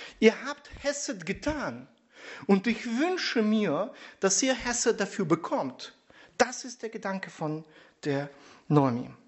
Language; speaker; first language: German; non-native, fluent; Russian